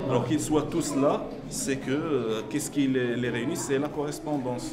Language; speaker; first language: French; non-native, local second language; Arabic